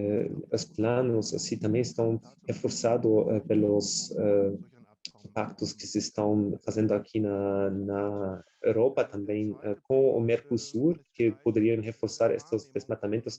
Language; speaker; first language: Portuguese; non-native, fluent; German